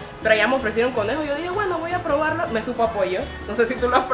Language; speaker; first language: Spanish; native; Spanish